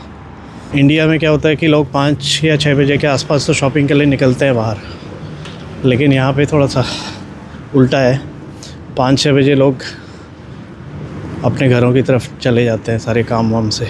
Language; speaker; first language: Hindi; native; Hindi